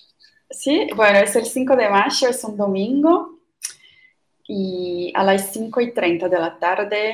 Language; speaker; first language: Spanish; non-native, fluent; Portuguese